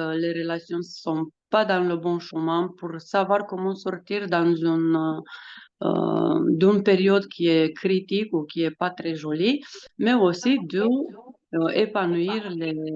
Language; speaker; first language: French; non-native, fluent; Romanian